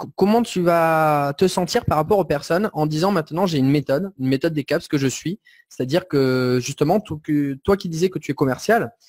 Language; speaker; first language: French; native; French